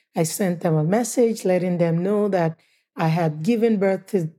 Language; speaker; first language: English; non-native, local second language; Igbo